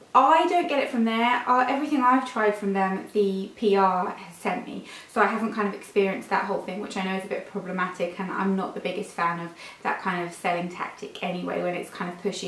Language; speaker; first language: English; native; English